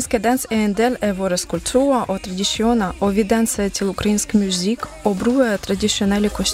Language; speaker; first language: Danish; non-native, learner; Ukrainian